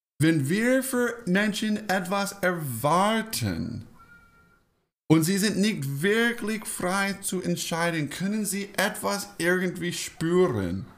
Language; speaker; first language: German; non-native, fluent; English